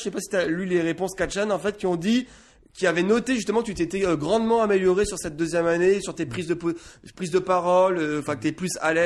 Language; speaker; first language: French; native; French